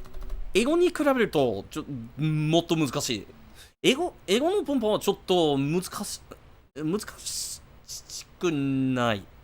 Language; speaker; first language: Japanese; non-native, learner; English